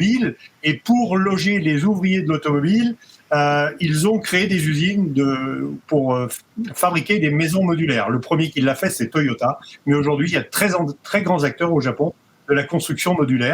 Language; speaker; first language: French; native; French